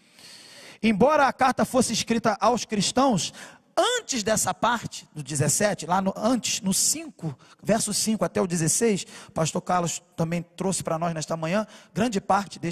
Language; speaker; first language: Portuguese; native; Portuguese